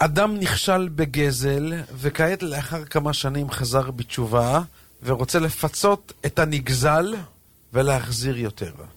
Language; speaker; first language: Hebrew; native; Hebrew